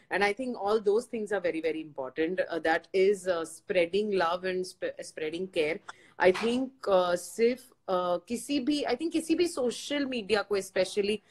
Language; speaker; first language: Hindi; non-native, local second language; Marathi